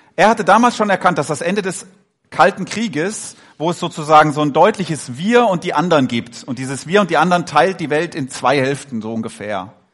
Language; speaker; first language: German; native; German